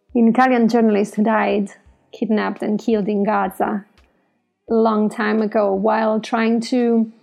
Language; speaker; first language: English; non-native, fluent; Italian